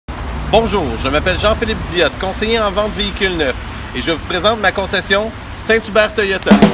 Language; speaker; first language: French; native; French